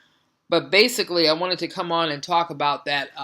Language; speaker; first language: English; native; English